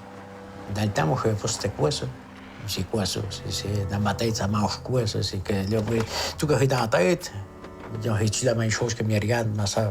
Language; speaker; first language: French; native; French